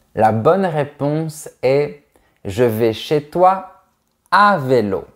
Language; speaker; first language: French; native; French